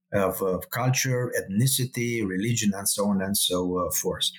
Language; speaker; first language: English; non-native, fluent; Romanian